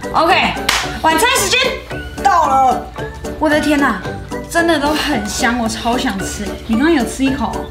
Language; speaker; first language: Chinese; early bilingual, heritage; Chinese